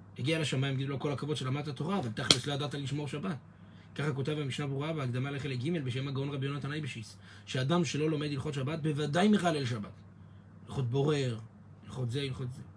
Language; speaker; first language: Hebrew; native; Hebrew